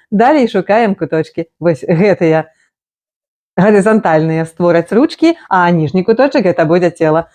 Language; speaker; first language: Belarusian; non-native, local second language; Russian